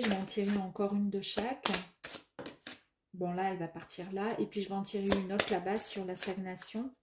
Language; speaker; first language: French; native; French